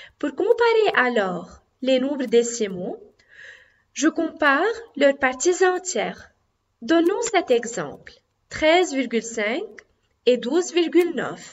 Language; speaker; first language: French; non-native, local second language; Arabic